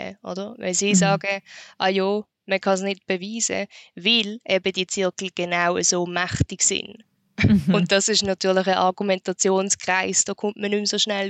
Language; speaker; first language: German; native; German